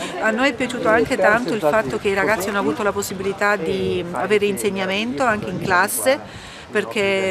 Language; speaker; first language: Italian; non-native, fluent; German